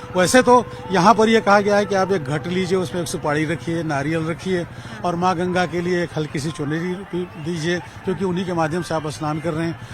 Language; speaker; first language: Hindi; native; Hindi